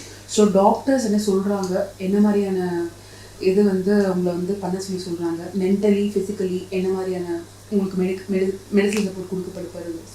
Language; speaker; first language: Tamil; native; Tamil